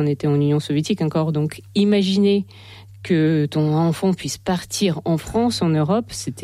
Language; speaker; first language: French; non-native, fluent; Russian